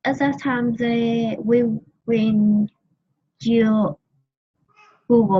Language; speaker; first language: English; non-native, learner; Vietnamese